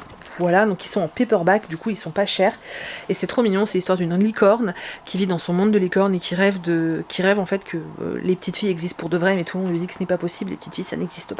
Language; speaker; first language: French; native; French